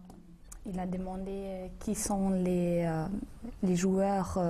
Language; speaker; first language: French; non-native, fluent; German